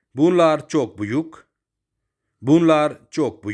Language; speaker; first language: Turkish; non-native, learner; Urdu